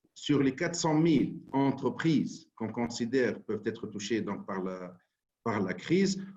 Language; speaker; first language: French; non-native, local second language; Arabic